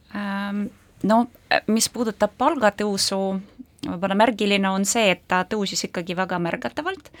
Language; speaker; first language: Estonian; non-native, local second language; Russian